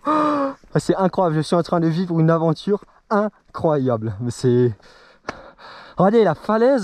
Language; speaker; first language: French; native; French